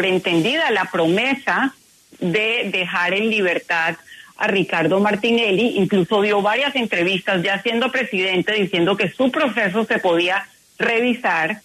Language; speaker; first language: Spanish; native; Spanish